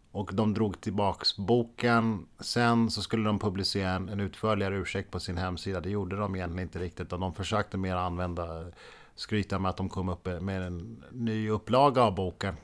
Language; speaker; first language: Swedish; native; Swedish